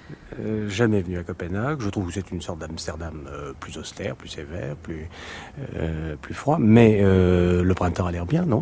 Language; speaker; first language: French; native; French